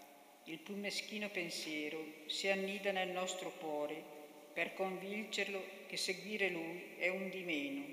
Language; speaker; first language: Italian; native; Italian